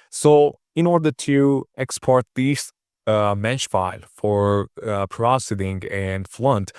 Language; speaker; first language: English; non-native, fluent; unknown